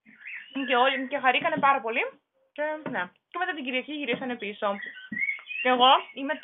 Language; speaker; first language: Greek; non-native, fluent; German